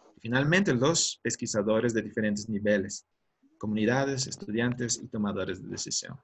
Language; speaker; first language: Spanish; native; Spanish